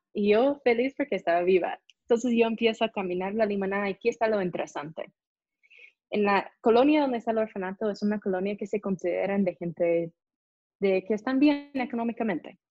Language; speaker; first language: Spanish; non-native, fluent; English